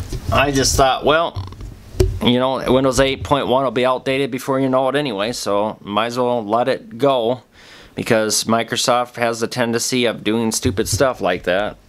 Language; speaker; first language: English; native; English